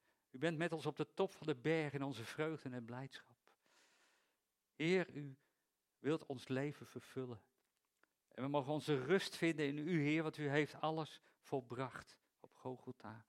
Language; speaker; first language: Dutch; native; Dutch